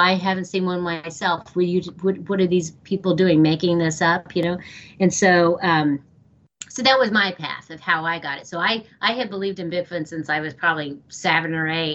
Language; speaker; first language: English; native; English